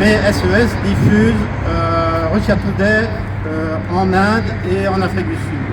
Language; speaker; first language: French; native; French